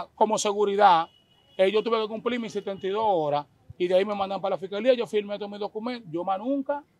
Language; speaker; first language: Spanish; native; Spanish